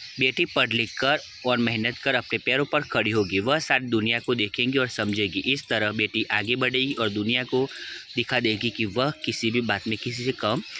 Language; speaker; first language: Hindi; non-native, local second language; Gujarati